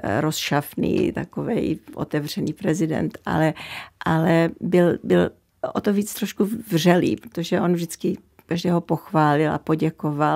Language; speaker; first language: Czech; early bilingual, heritage; Czech